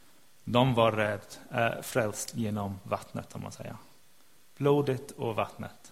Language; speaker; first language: Swedish; non-native, fluent; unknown